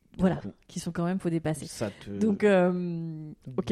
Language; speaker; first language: French; native; French